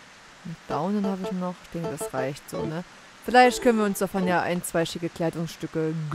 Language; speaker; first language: German; native; German